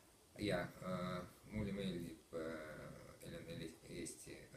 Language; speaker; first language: Estonian; non-native, learner; Russian